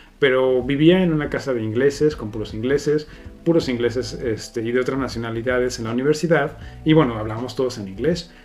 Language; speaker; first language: Spanish; native; Spanish